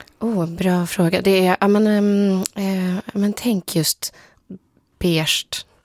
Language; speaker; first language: Swedish; early bilingual, other home language; Polish